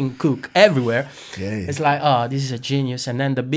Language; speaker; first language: English; non-native, fluent; Italian